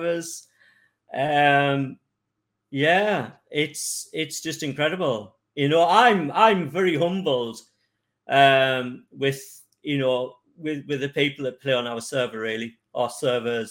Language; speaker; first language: English; native; English